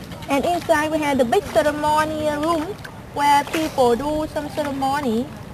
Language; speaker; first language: English; non-native, fluent; Vietnamese